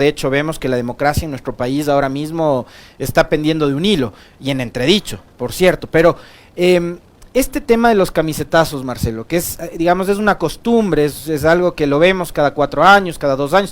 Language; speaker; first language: Spanish; native; Spanish